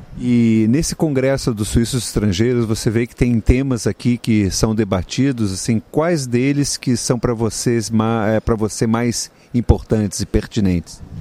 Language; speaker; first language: Portuguese; native; Portuguese